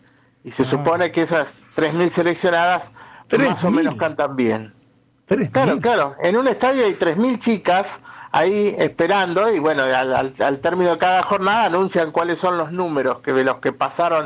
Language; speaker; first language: Spanish; native; Spanish